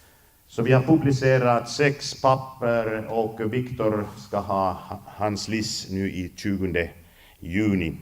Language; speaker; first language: Swedish; non-native, fluent; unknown